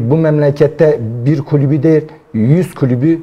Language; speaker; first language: Turkish; native; Turkish